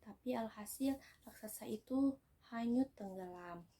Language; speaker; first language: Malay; non-native, local second language; Sundanese